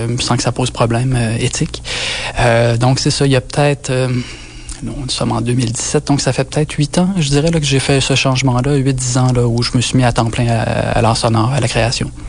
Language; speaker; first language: French; native; French